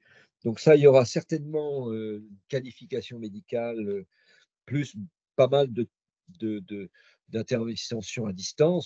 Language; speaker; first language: French; native; French